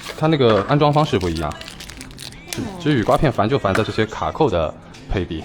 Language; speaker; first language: Chinese; native; Chinese